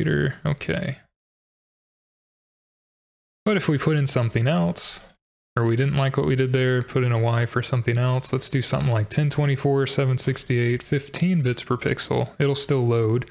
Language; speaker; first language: English; native; English